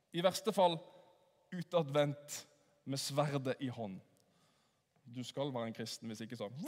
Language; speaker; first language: Norwegian; native; Norwegian